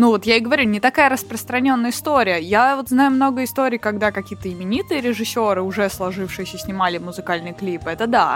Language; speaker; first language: Russian; native; Russian